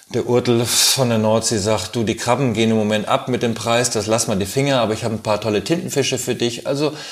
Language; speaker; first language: German; native; German